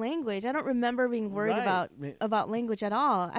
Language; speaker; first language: English; early bilingual, other home language; Korean